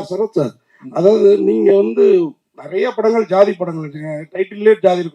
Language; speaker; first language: Tamil; native; Tamil